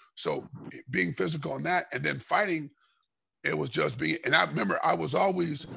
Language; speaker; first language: English; native; English